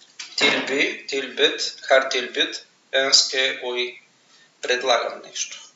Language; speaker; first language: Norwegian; non-native, fluent; Bulgarian